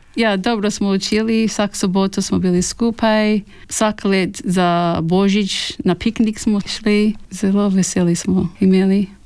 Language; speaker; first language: Slovenian; early bilingual, heritage; Slovenian